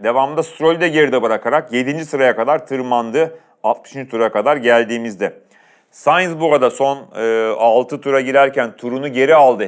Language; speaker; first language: Turkish; native; Turkish